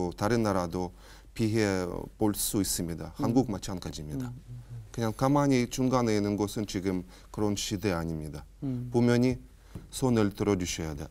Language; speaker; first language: Korean; non-native, fluent; Ukrainian